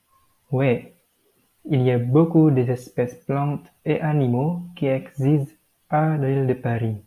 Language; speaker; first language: French; non-native, learner; Indonesian